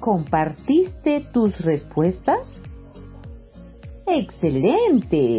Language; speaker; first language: Spanish; native; Spanish